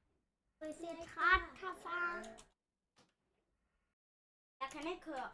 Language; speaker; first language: Danish; early bilingual, other home language; Vietnamese